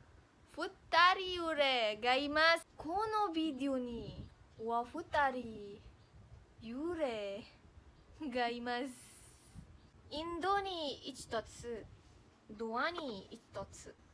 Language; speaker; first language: Japanese; non-native, learner; Malay